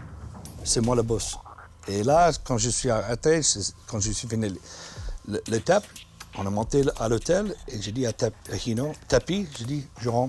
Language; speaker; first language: French; non-native, fluent; English